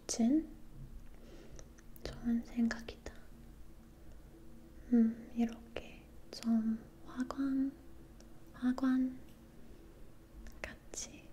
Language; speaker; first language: Korean; non-native, learner; English